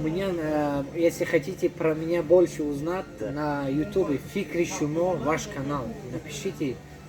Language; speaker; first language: Russian; non-native, learner; Tajik